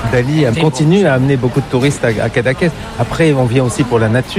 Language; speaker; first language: French; native; French